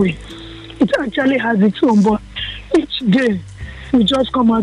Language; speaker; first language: English; non-native, local second language; Yoruba